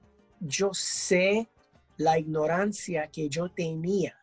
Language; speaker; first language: Spanish; early bilingual, heritage; English